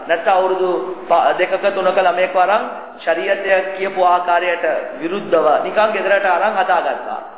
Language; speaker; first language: Sinhala; non-native, local second language; Tamil